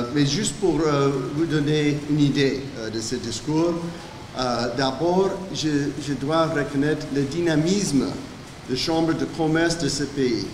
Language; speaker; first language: French; non-native, fluent; English